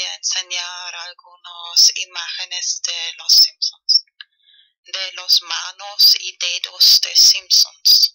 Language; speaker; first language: Spanish; non-native, fluent; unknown